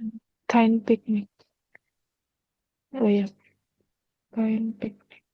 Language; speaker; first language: German; non-native, learner; Indonesian